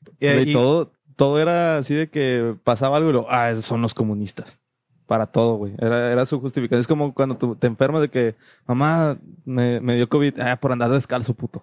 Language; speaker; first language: Spanish; native; Spanish